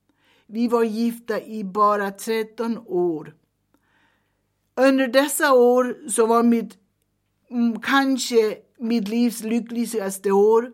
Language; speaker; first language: Swedish; early bilingual, heritage; Swedish